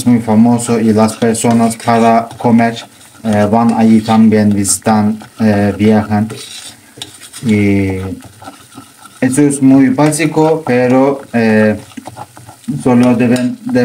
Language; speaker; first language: Spanish; non-native, learner; Turkish